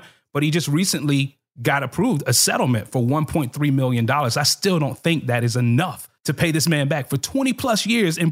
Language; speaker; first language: English; native; English